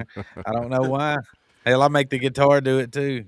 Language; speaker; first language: English; native; English